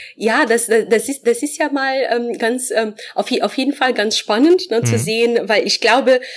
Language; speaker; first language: German; non-native, fluent; Portuguese